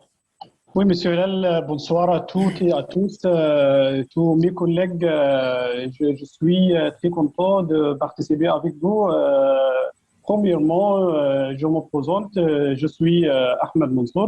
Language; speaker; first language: French; non-native, fluent; Arabic